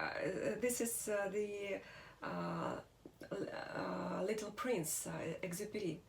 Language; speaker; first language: English; non-native, learner; Russian